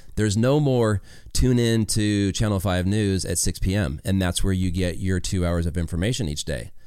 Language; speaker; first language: English; native; English